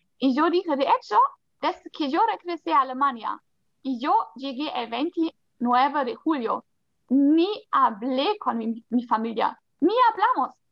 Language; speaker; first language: Spanish; non-native, fluent; German